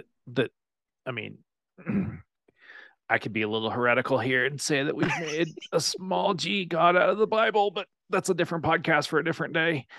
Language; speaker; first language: English; native; English